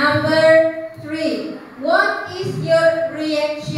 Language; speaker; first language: English; non-native, learner; Indonesian